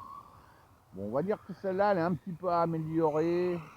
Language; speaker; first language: French; native; French